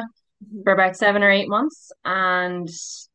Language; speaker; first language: English; native; English